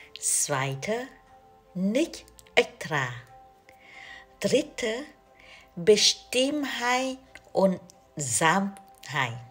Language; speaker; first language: German; non-native, learner; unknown